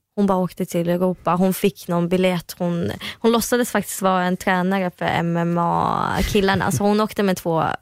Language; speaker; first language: Swedish; early bilingual, other home language; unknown